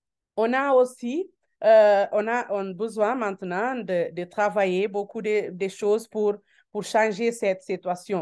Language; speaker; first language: French; non-native, learner; Portuguese